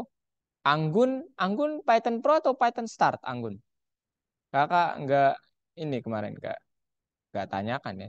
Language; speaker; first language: Indonesian; native; Indonesian